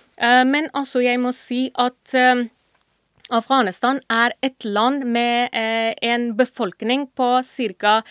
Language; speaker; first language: Norwegian; non-native, fluent; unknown